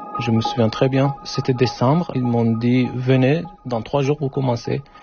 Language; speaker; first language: French; non-native, learner; Turkish